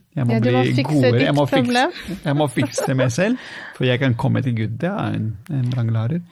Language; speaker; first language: Norwegian; non-native, fluent; Italian